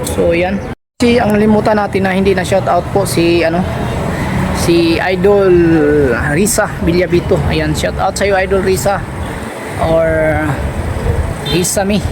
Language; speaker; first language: Filipino; non-native, local second language; Cebuano